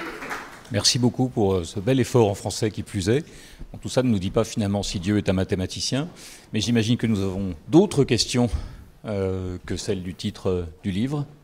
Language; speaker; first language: French; native; French